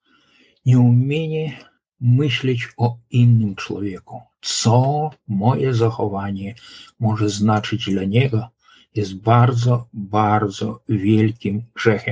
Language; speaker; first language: Polish; non-native, local second language; Lithuanian